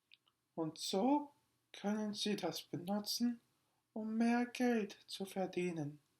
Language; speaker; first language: German; non-native, learner; English